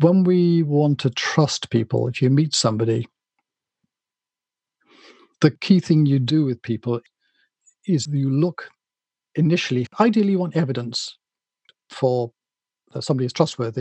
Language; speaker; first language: English; native; English